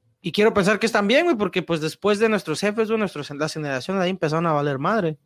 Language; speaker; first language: Spanish; early bilingual, heritage; Spanish